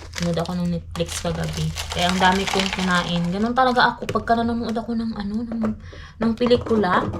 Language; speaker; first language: Filipino; non-native, local second language; Cebuano